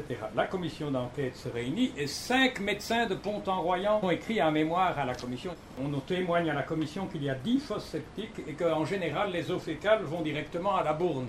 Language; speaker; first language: French; native; French